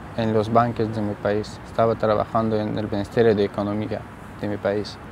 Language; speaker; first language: Spanish; non-native, fluent; Persian